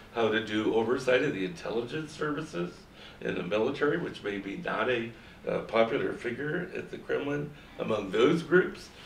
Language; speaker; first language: English; native; English